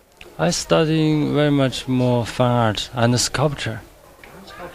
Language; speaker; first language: English; non-native, learner; Chinese